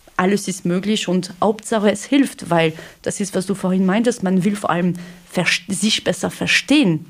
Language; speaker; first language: German; non-native, fluent; French